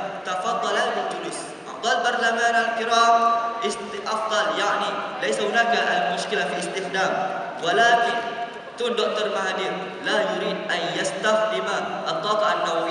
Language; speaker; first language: Arabic; non-native, learner; Malay